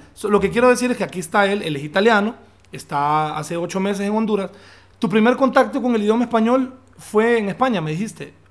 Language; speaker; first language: Spanish; native; Spanish